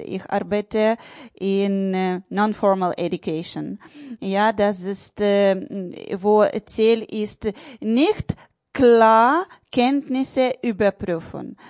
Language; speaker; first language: German; non-native, learner; Ukrainian